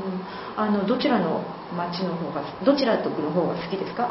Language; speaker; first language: Japanese; native; Japanese